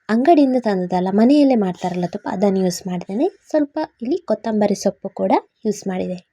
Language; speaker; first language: Kannada; native; Kannada